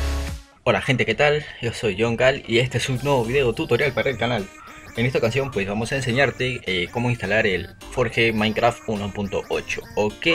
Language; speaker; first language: Spanish; native; Spanish